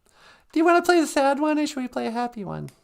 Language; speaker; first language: English; native; English